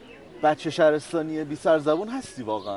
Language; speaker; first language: Persian; native; Persian